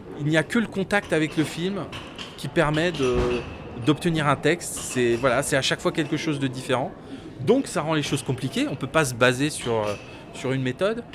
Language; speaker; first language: French; native; French